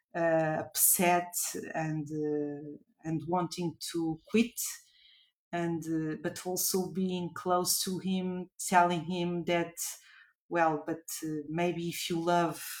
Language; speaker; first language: English; non-native, fluent; Portuguese